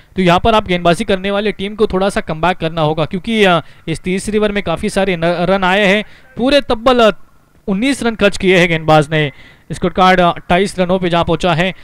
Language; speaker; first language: Hindi; non-native, local second language; Marathi